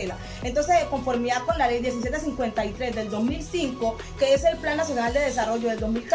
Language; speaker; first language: Spanish; native; Spanish